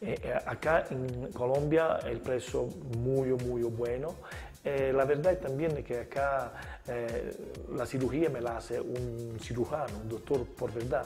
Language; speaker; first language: Spanish; non-native, learner; Italian